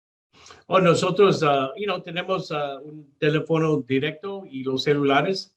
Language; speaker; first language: Spanish; non-native, local second language; English